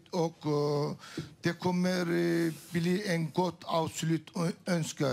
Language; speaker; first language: Swedish; non-native, fluent; Turkish